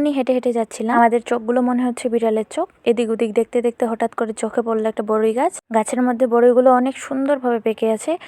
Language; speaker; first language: Bangla; non-native, local second language; Rangpuri